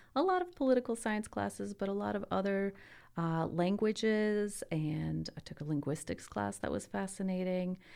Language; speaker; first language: English; early bilingual, other home language; Italian